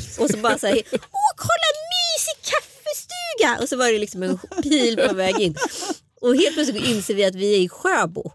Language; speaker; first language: Swedish; early bilingual, other home language; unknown